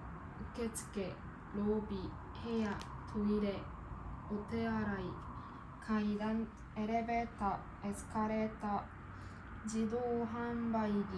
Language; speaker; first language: Japanese; non-native, learner; Korean